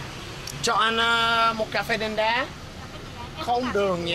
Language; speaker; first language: Vietnamese; non-native, learner; English